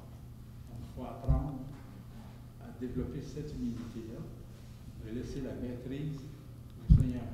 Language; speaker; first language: French; native; French